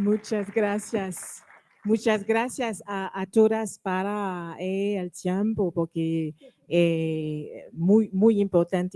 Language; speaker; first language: Spanish; non-native, learner; French